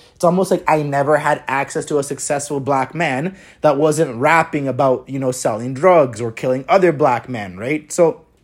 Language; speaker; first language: English; native; English